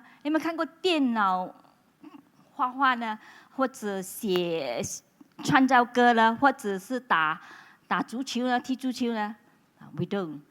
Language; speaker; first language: Chinese; non-native, local second language; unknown